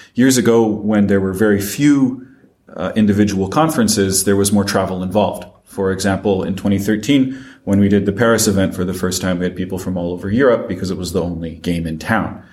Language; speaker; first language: English; non-native, fluent; French